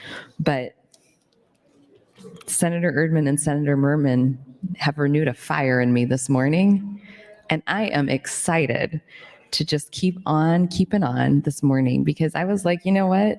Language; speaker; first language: English; native; English